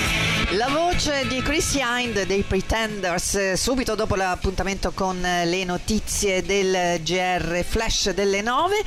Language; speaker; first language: Italian; native; Italian